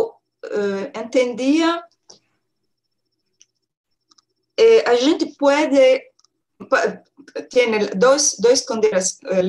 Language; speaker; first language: Portuguese; non-native, learner; French